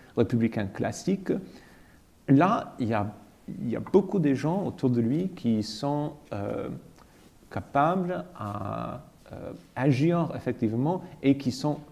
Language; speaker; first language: French; non-native, fluent; English